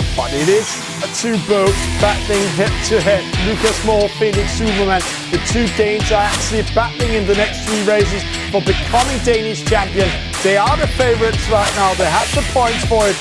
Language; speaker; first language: English; non-native, fluent; Danish